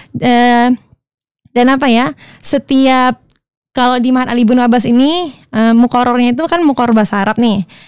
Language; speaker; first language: Indonesian; native; Indonesian